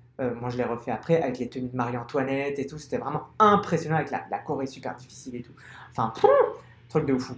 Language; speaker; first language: French; non-native, local second language; Arabic